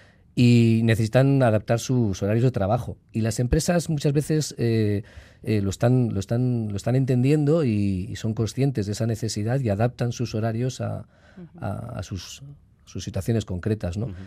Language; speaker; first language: Spanish; native; Spanish